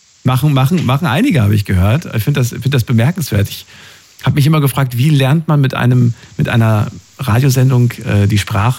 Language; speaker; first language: German; native; German